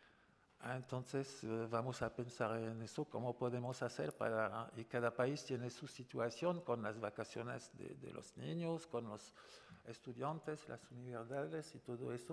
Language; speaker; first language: Spanish; non-native, fluent; French